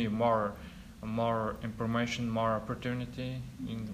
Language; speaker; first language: English; non-native, learner; Mongolian